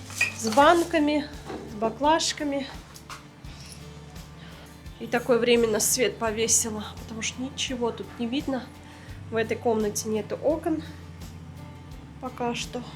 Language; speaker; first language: Russian; native; Russian